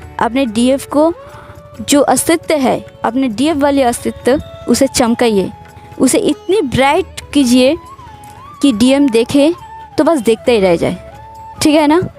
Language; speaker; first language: Hindi; non-native, local second language; Bangla